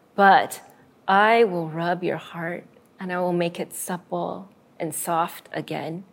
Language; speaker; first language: English; native; English